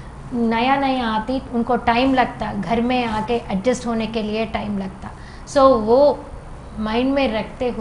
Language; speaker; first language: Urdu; non-native, local second language; Telugu